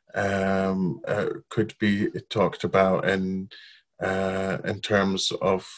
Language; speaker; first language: English; non-native, fluent; Arabic